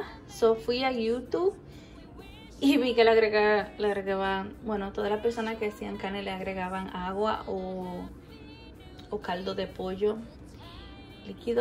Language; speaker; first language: Spanish; early bilingual, heritage; Spanish